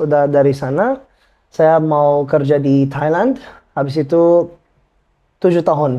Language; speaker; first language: Indonesian; non-native, fluent; Arabic